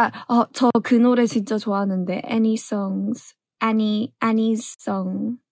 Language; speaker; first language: Korean; early bilingual, heritage; English